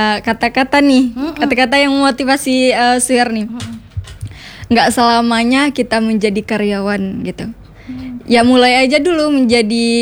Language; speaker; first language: Indonesian; native; Indonesian